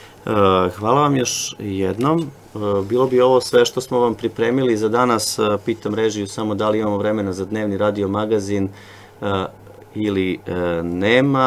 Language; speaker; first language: Serbian; native; Serbian